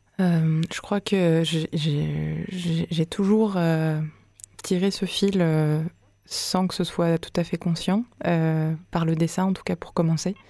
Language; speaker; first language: French; early bilingual, other home language; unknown